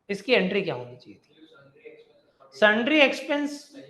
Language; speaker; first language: Hindi; non-native, local second language; Gujarati